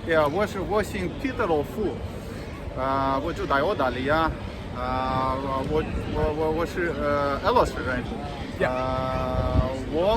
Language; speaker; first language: Chinese; non-native, learner; Russian